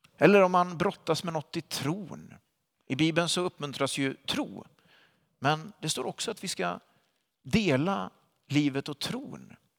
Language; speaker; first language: Swedish; native; Swedish